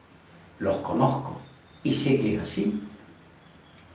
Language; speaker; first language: Spanish; native; Spanish